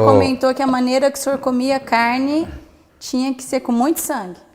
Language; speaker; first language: Portuguese; native; Portuguese